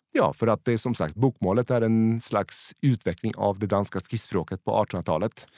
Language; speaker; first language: Swedish; non-native, fluent; Polish